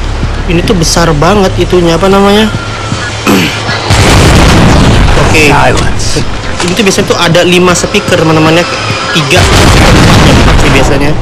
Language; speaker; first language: Indonesian; native; Indonesian